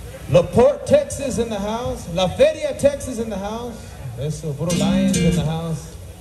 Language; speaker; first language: English; early bilingual, other home language; Spanish